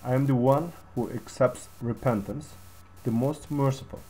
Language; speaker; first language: English; non-native, fluent; Turkish